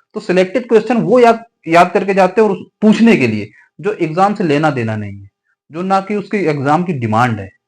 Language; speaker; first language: Hindi; native; Hindi